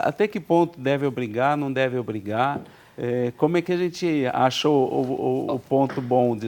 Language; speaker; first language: Portuguese; native; Portuguese